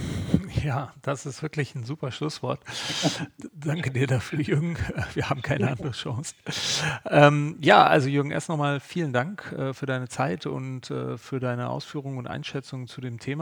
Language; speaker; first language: German; native; German